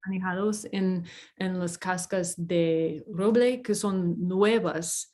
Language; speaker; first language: Spanish; non-native, fluent; English